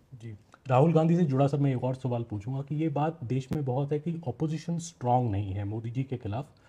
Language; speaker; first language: Hindi; native; Hindi